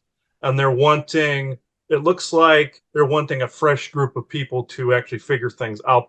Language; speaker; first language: English; native; English